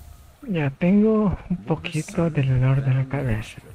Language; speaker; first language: Spanish; non-native, fluent; Filipino